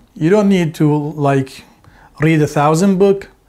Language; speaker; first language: English; non-native, fluent; Arabic